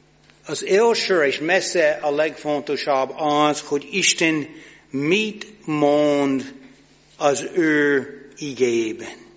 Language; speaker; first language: Hungarian; non-native, fluent; English